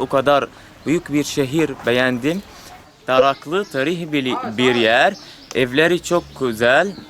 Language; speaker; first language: Turkish; non-native, learner; Arabic